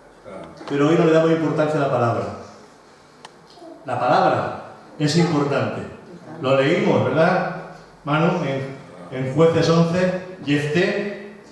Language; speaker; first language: Spanish; native; Spanish